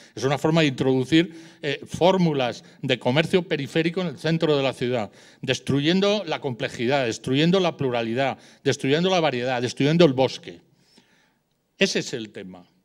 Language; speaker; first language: Spanish; native; Spanish